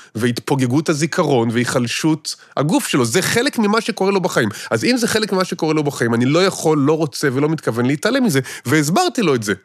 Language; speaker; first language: Hebrew; native; Hebrew